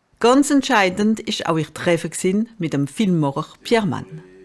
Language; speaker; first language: German; non-native, local second language; French